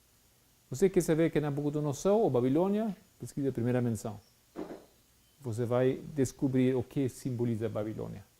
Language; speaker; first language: Portuguese; non-native, fluent; Spanish